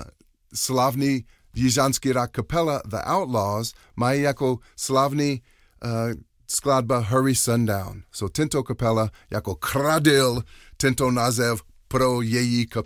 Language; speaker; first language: Czech; non-native, learner; English